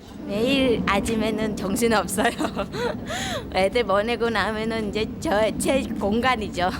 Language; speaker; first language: Korean; non-native, fluent; Vietnamese